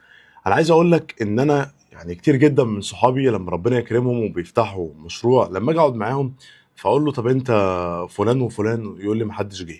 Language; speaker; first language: Arabic; native; Arabic